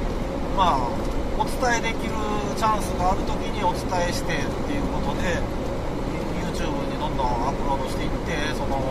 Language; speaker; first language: Japanese; native; Japanese